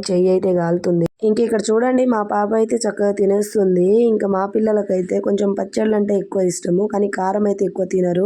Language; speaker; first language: Telugu; non-native, local second language; Lambadi